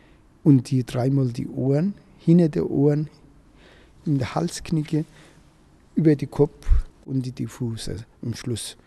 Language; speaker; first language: German; non-native, learner; Turkish